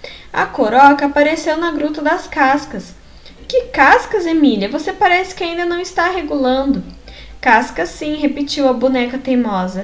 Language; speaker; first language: Portuguese; native; Portuguese